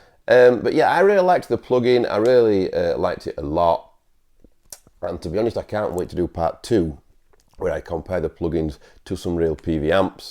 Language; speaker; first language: English; native; English